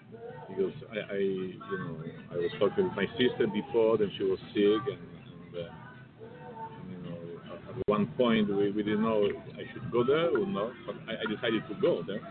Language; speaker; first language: English; non-native, fluent; Polish